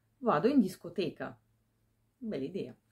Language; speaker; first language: Italian; non-native, fluent; Russian